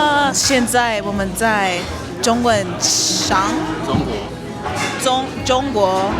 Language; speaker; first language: Chinese; early bilingual, heritage; Chinese